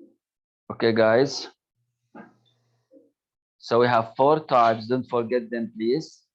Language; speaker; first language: English; non-native, local second language; Arabic